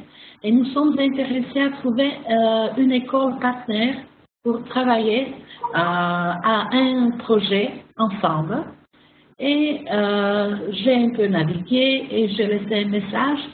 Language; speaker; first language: French; non-native, fluent; Macedonian